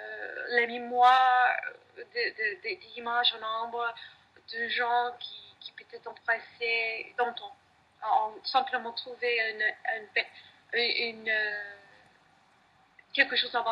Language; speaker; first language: French; non-native, learner; English